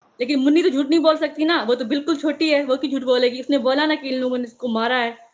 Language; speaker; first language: Urdu; non-native, local second language; Sindhi